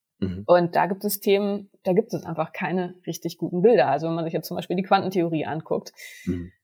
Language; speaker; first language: German; native; German